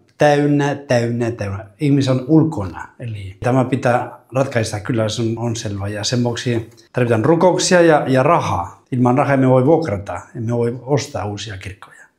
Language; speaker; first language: Finnish; non-native, fluent; Spanish